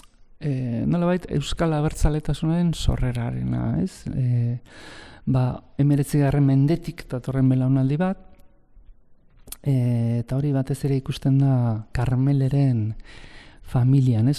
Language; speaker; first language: Basque; native; Basque